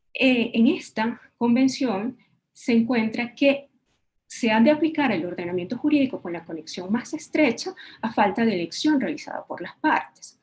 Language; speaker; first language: Spanish; native; Spanish